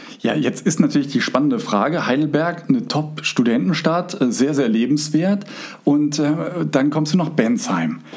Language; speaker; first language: German; native; German